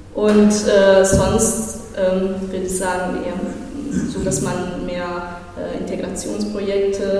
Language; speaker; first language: German; non-native, fluent; Vietnamese